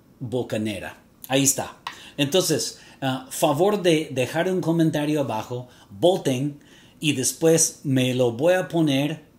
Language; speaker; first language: Spanish; native; Spanish